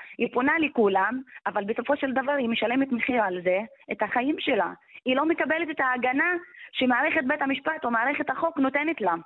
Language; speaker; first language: Hebrew; non-native, local second language; Arabic